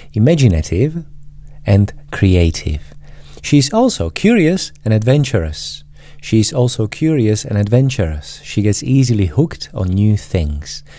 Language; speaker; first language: English; non-native, fluent; Slovak